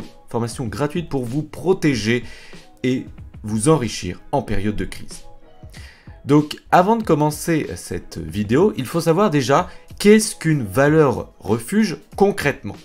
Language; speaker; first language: French; native; French